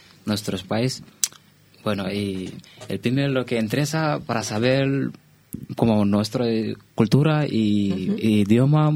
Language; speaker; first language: Spanish; non-native, learner; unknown